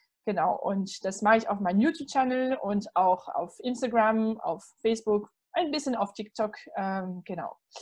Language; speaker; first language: German; non-native, fluent; French